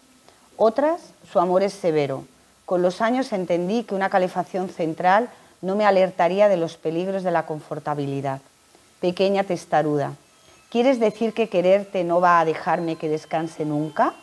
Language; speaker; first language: Spanish; native; Spanish